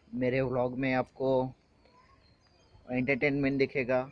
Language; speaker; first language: Hindi; non-native, local second language; Marathi